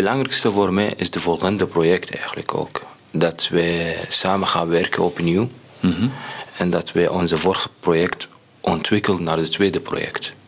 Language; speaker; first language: Dutch; non-native, learner; Arabic